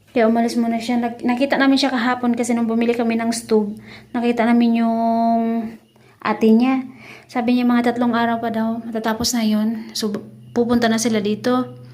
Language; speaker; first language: Filipino; native; Filipino